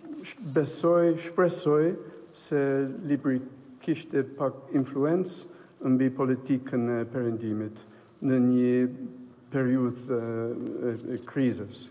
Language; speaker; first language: Albanian; non-native, fluent; English